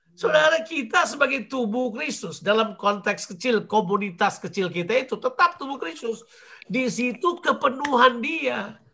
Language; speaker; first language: Indonesian; native; Indonesian